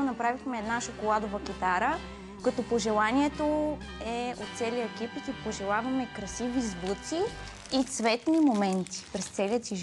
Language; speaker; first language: Bulgarian; native; Bulgarian